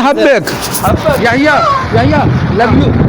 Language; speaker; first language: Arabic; non-native, learner; Urdu